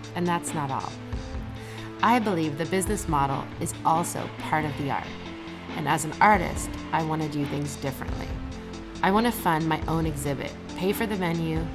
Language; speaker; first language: English; native; English